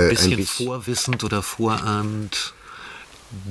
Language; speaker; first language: German; native; German